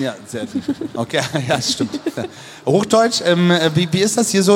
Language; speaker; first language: German; native; German